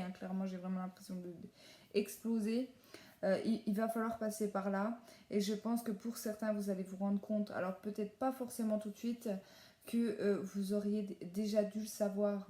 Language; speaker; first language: French; native; French